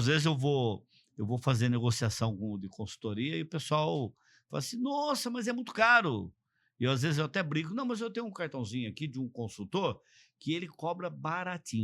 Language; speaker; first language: Portuguese; native; Portuguese